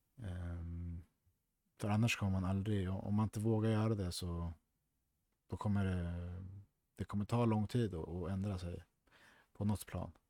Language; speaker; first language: Swedish; early bilingual, other home language; Spanish